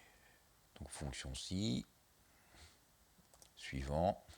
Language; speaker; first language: French; native; French